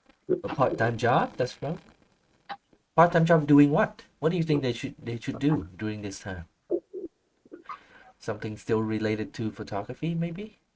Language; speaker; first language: English; non-native, fluent; Vietnamese